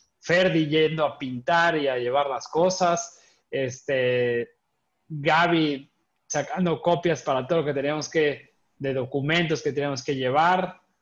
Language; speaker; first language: Spanish; native; Spanish